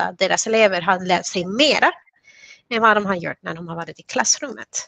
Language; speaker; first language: Swedish; non-native, fluent; Spanish